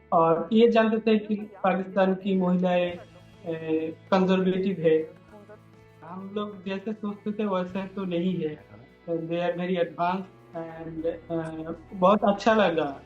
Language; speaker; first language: Hindi; non-native, learner; Bangla